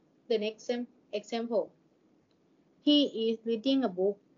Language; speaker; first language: English; non-native, learner; Thai